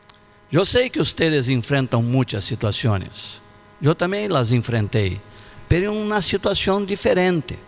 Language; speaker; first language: Spanish; non-native, learner; Portuguese